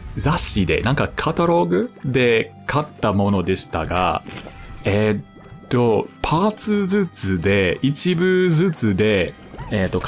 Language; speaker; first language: Japanese; non-native, fluent; English